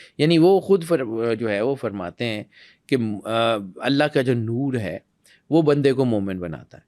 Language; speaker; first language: Urdu; non-native, local second language; Punjabi